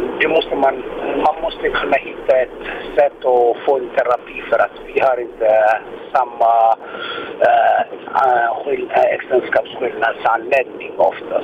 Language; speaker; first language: Swedish; non-native, fluent; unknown